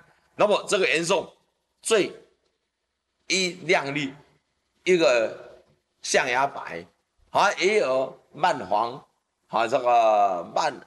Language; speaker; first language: Chinese; native; Chinese